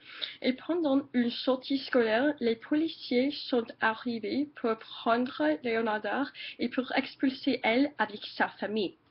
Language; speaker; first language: French; non-native, learner; English